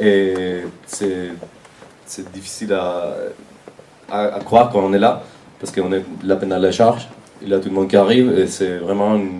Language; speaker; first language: French; non-native, fluent; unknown